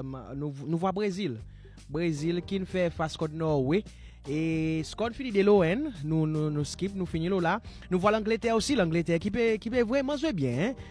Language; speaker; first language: French; non-native, local second language; Seselwa Creole French